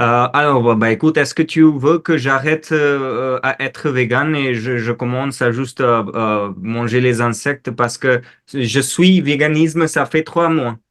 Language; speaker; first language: French; non-native, fluent; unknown